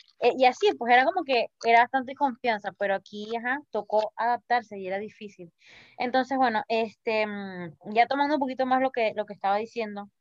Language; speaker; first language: Spanish; native; Spanish